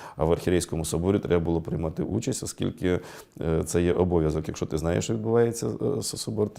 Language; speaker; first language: Ukrainian; native; Ukrainian